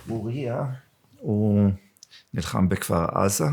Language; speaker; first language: Hebrew; early bilingual, other home language; German